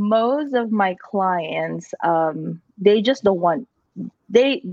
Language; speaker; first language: English; non-native, local second language; Filipino